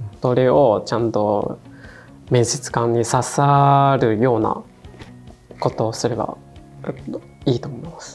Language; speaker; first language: Japanese; non-native, fluent; Chinese